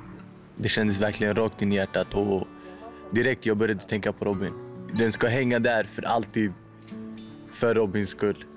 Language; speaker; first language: Swedish; native; Swedish